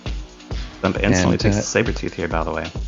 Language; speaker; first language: English; native; English